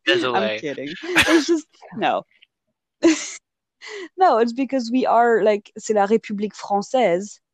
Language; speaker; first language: English; non-native, fluent; French